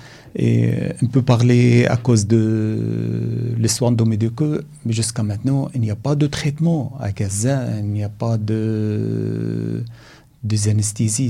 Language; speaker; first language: French; non-native, fluent; Arabic